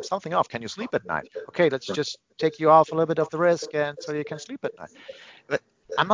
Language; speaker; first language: English; non-native, fluent; Finnish